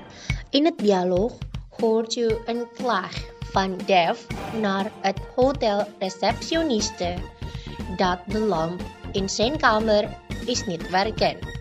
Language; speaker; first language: Dutch; non-native, learner; Indonesian